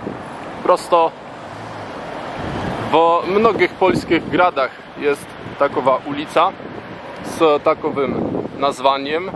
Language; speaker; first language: Polish; non-native, learner; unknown